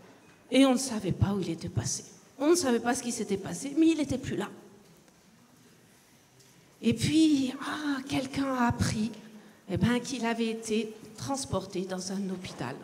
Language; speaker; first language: French; native; French